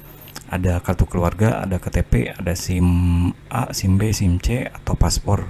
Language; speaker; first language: Indonesian; native; Indonesian